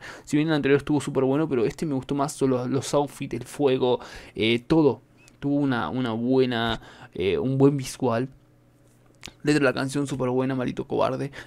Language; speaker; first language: Spanish; native; Spanish